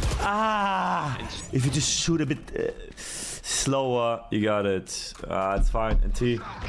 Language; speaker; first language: English; non-native, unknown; German